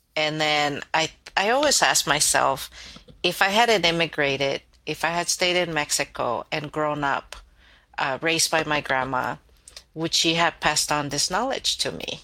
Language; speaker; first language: English; early bilingual, other home language; Spanish